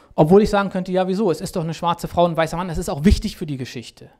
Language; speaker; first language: German; native; German